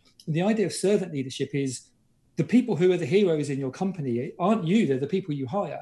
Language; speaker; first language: English; native; English